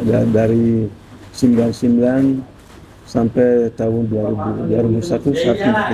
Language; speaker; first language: Indonesian; non-native, learner; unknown